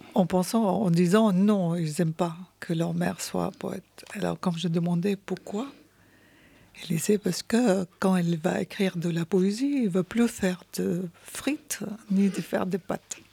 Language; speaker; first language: French; non-native, fluent; Arabic